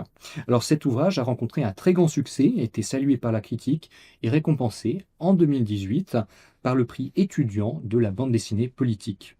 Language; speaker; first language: French; native; French